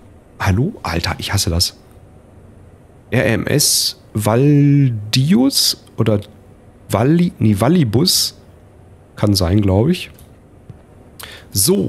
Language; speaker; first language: German; native; German